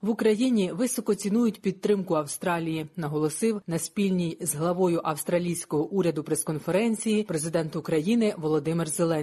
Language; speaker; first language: Ukrainian; native; Ukrainian